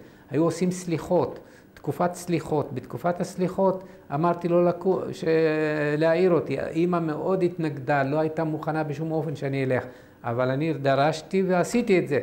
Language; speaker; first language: Hebrew; non-native, fluent; Arabic